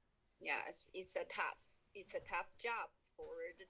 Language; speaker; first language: English; non-native, learner; Chinese